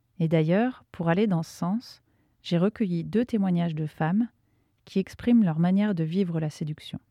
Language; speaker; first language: French; native; French